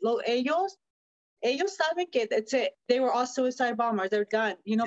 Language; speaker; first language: English; early bilingual, other home language; Spanish